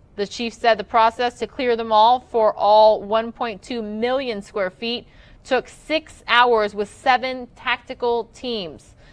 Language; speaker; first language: English; native; English